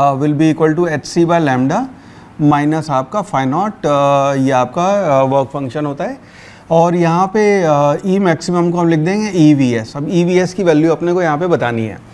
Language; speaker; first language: Hindi; native; Hindi